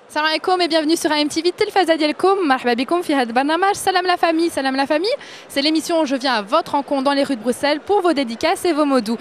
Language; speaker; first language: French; early bilingual, other home language; Arabic